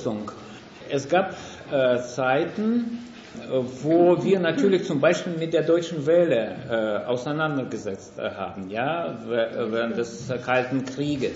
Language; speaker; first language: German; non-native, fluent; Russian